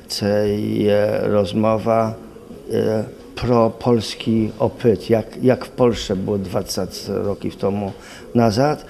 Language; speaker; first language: Polish; non-native, learner; Ukrainian